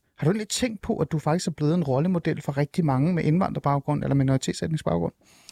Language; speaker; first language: Danish; early bilingual, other home language; Persian